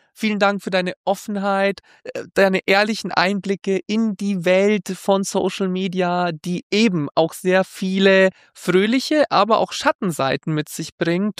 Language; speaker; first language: German; native; German